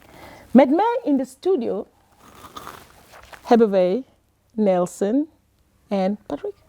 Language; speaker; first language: Dutch; non-native, fluent; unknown